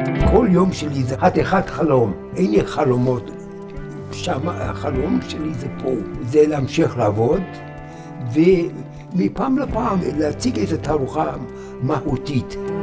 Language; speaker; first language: Hebrew; non-native, fluent; English